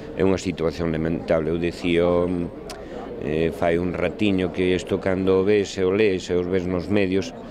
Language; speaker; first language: Galician; native; Galician